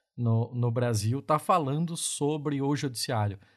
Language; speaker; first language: Portuguese; native; Portuguese